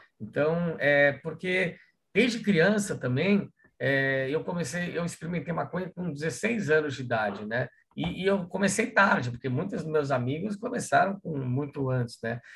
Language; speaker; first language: Portuguese; native; Portuguese